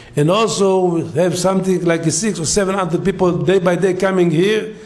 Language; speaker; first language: English; non-native, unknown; Hebrew